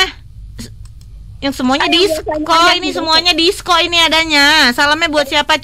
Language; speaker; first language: Indonesian; native; Indonesian